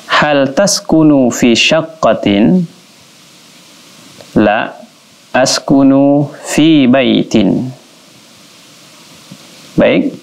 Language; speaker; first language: Arabic; non-native, fluent; Indonesian